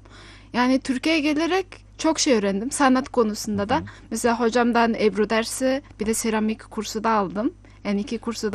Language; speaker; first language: Turkish; non-native, fluent; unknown